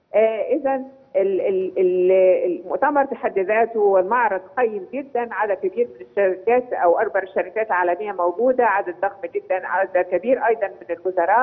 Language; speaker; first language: Arabic; native; Arabic